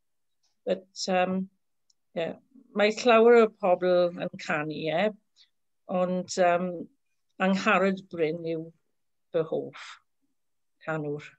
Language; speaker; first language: Welsh; non-native, learner; English